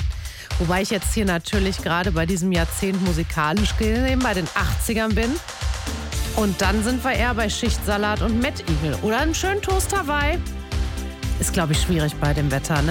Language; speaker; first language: German; native; German